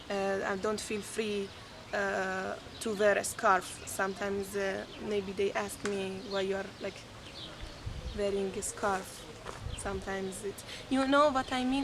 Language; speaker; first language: English; non-native, fluent; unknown